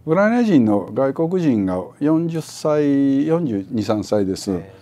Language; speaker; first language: Japanese; native; Japanese